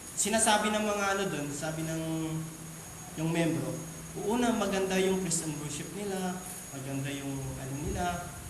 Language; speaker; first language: Filipino; non-native, local second language; Cebuano